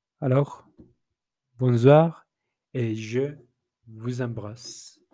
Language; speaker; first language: French; non-native, fluent; Spanish